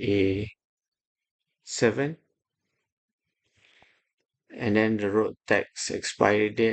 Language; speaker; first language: English; non-native, local second language; Malay